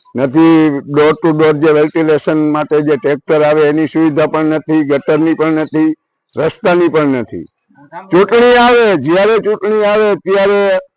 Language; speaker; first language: Gujarati; native; Gujarati